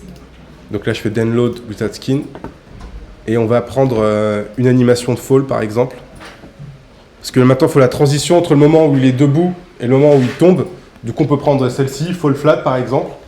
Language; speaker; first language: French; native; French